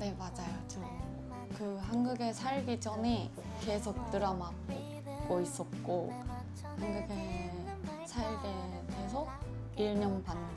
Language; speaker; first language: Korean; non-native, fluent; Japanese